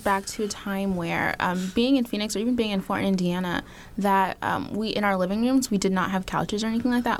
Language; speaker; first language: English; early bilingual, other home language; Arabic